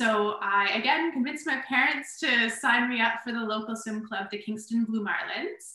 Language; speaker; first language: English; native; English